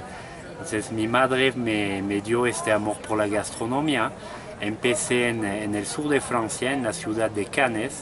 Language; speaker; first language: Spanish; non-native, fluent; French